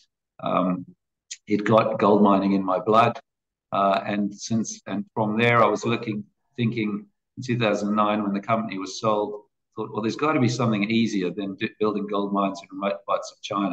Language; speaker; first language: English; native; English